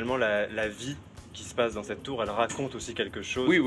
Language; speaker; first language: French; native; French